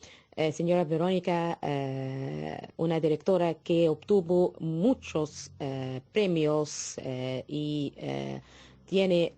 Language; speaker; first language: Spanish; non-native, fluent; Arabic